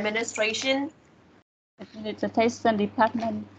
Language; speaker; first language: English; non-native, learner; Vietnamese